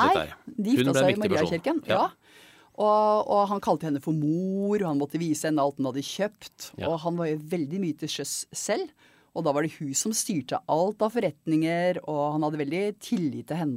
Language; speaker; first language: Norwegian; native; Norwegian